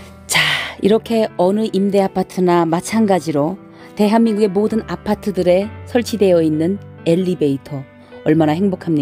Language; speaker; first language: Korean; native; Korean